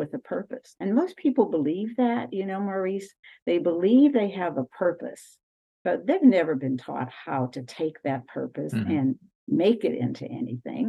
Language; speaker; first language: English; native; English